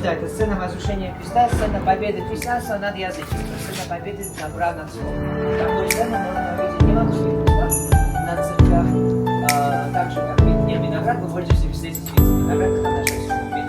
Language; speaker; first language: Russian; non-native, fluent; Georgian